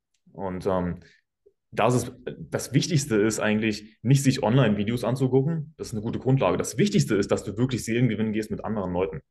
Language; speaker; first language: German; native; German